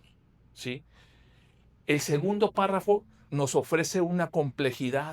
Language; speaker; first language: Spanish; native; Spanish